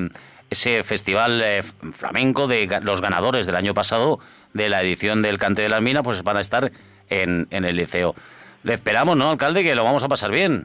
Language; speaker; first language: Spanish; native; Spanish